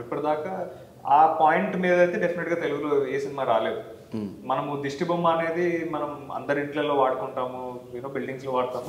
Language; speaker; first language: Telugu; native; Telugu